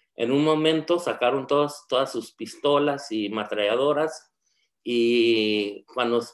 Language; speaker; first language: Spanish; early bilingual, heritage; Spanish